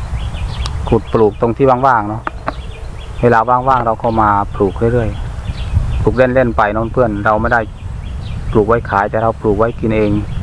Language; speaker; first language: Thai; non-native, local second language; Khmer